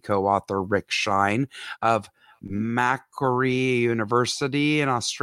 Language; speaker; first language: English; native; English